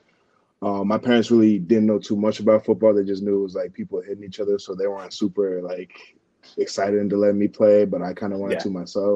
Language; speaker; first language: English; early bilingual, other home language; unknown